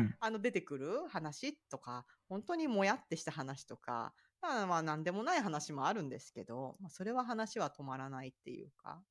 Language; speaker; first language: Japanese; native; Japanese